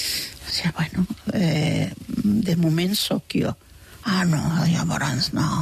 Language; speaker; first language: Catalan; non-native, fluent; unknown